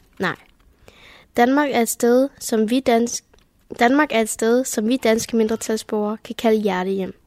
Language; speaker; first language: Danish; early bilingual, heritage; Danish